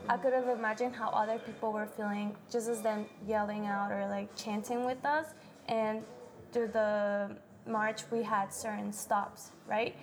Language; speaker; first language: English; early bilingual, other home language; Spanish